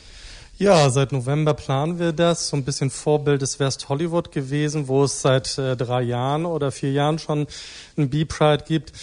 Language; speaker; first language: German; native; German